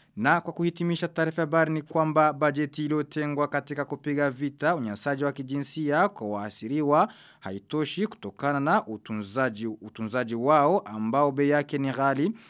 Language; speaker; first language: Swahili; non-native, local second language; Rundi